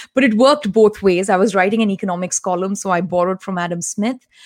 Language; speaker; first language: English; non-native, local second language; Tamil